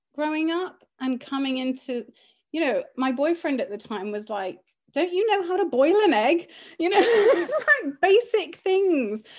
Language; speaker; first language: English; early bilingual, other home language; Greek